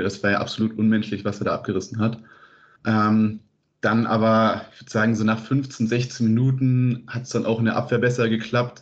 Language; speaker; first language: German; native; German